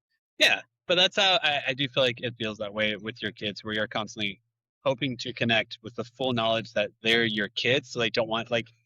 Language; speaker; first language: English; native; English